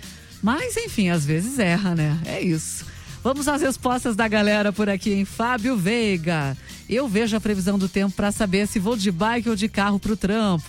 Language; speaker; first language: Portuguese; native; Portuguese